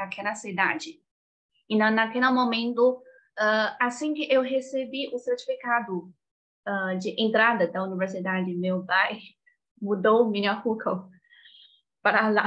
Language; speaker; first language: Portuguese; non-native, fluent; Chinese